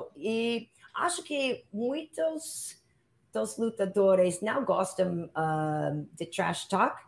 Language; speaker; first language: Portuguese; non-native, learner; English